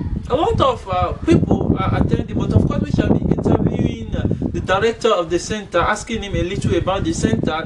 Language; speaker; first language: English; non-native, local second language; Yoruba